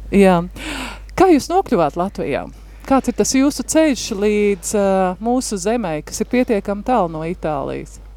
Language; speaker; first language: Latvian; native; Latvian